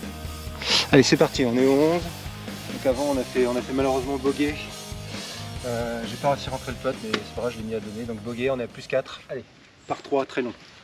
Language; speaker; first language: French; native; French